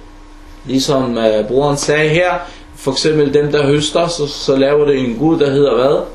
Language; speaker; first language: Danish; non-native, fluent; Arabic